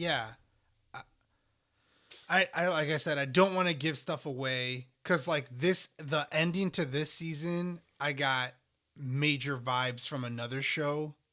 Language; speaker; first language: English; native; English